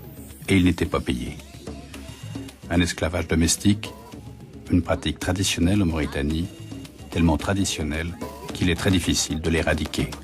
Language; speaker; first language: French; native; French